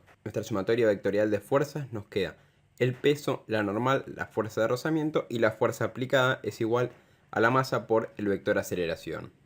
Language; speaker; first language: Spanish; native; Spanish